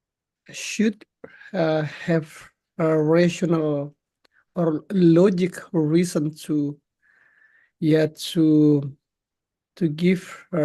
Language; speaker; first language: English; non-native, learner; Indonesian